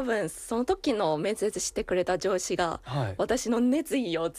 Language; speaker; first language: Japanese; non-native, fluent; Chinese